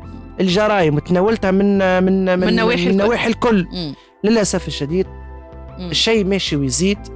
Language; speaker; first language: Arabic; native; Arabic